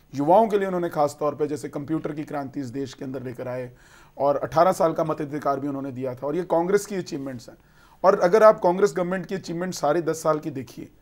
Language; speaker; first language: Hindi; native; Hindi